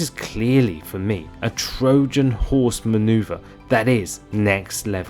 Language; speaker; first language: English; native; English